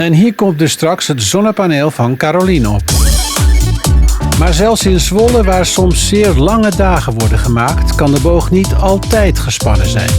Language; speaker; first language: Dutch; native; Dutch